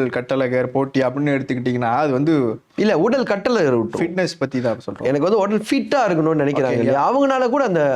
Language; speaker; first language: Tamil; early bilingual, heritage; Tamil